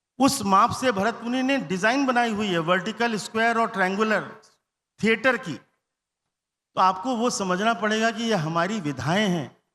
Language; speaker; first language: Hindi; non-native, local second language; Bangla